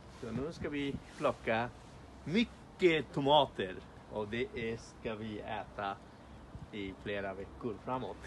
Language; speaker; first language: Swedish; non-native, fluent; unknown